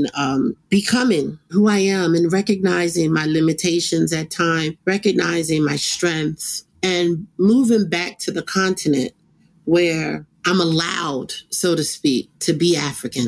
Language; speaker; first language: English; early bilingual, other home language; Krio